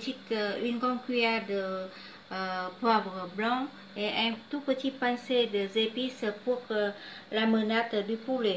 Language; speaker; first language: French; non-native, learner; Vietnamese